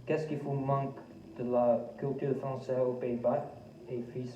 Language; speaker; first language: French; non-native, fluent; Dutch